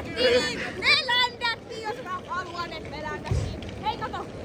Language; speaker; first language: Finnish; native; Finnish